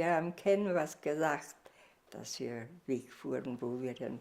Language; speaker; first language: German; early bilingual, heritage; Plautdietsch